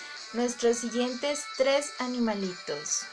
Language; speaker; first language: Spanish; native; Spanish